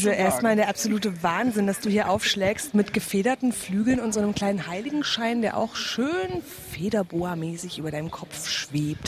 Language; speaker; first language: German; native; German